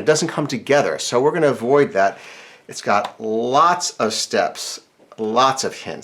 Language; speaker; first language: English; native; English